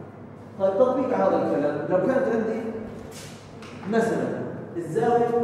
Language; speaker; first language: Arabic; native; Arabic